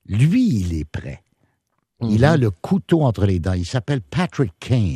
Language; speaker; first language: French; native; French